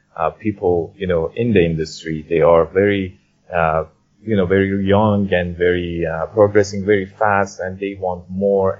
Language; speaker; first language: English; non-native, fluent; Persian